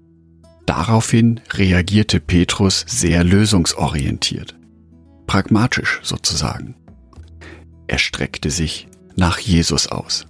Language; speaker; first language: German; native; German